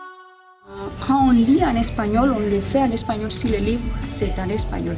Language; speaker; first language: French; non-native, learner; Spanish